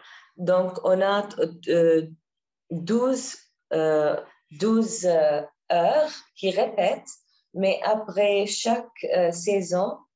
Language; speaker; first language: French; non-native, learner; Arabic